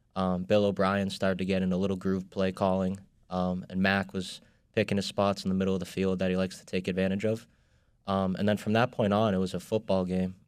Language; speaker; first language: English; native; English